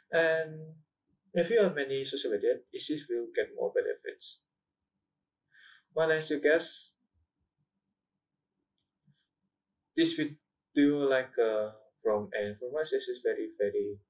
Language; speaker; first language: English; non-native, learner; Indonesian